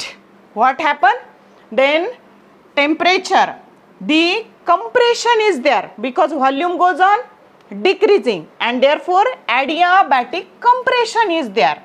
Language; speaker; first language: English; non-native, local second language; Marathi